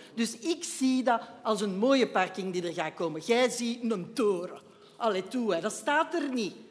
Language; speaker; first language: Dutch; native; Dutch